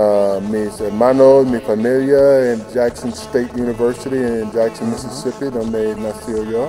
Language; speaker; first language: Spanish; non-native, fluent; English